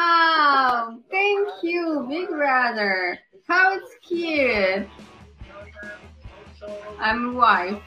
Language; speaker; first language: English; non-native, learner; Russian